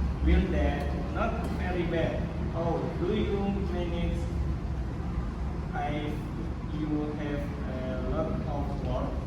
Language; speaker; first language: English; non-native, learner; Indonesian